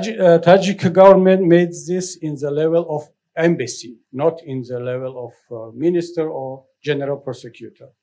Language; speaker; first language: English; non-native, learner; Tajik